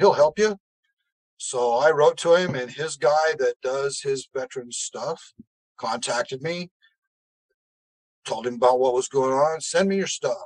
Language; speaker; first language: English; native; English